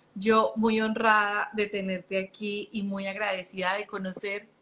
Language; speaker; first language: Spanish; native; Spanish